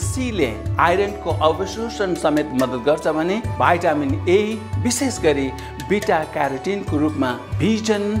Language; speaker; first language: Nepali; native; Nepali